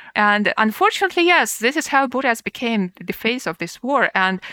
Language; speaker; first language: English; non-native, fluent; Russian